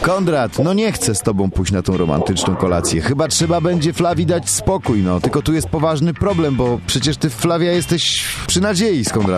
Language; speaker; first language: Polish; native; Polish